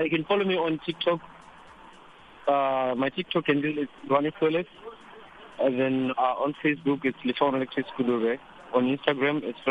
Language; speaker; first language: English; non-native, local second language; Venda